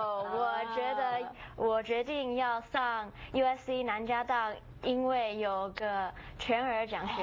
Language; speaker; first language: Chinese; early bilingual, heritage; Chinese